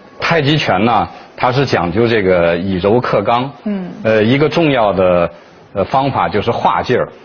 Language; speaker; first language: Chinese; native; Chinese